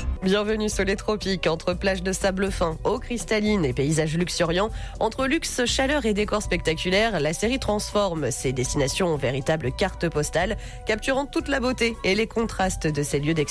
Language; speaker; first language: French; native; French